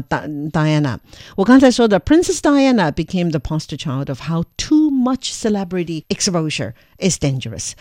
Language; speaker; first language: English; non-native, fluent; Chinese